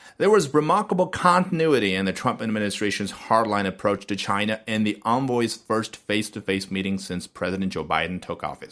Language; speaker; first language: English; non-native, fluent; Chinese